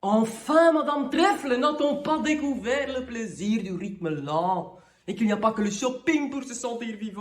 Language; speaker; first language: French; native; French